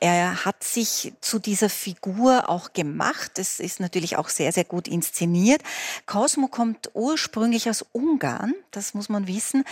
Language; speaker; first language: German; native; German